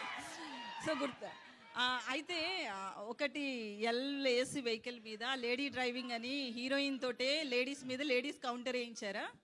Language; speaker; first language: Telugu; native; Telugu